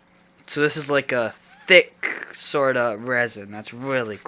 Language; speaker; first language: English; native; English